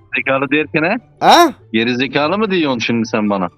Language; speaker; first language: Turkish; early bilingual, heritage; Turkish